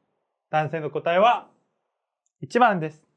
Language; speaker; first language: Japanese; non-native, fluent; Korean